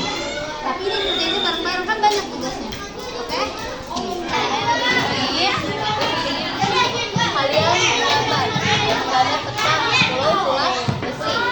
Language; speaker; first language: Indonesian; native; Indonesian